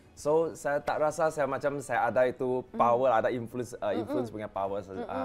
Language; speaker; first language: Malay; non-native, local second language; Chinese